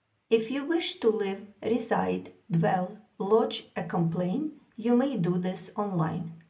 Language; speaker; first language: English; non-native, fluent; Ukrainian